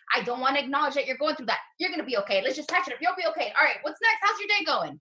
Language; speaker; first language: English; early bilingual, other home language; Spanish